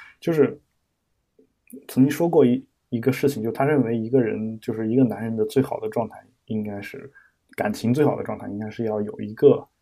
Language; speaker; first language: Chinese; native; Chinese